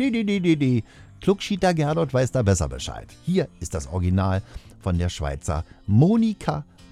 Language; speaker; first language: German; native; German